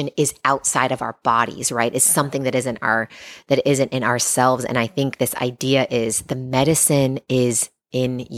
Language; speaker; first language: English; native; English